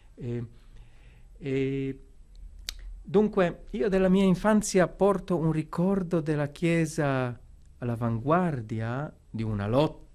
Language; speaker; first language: Italian; non-native, fluent; Polish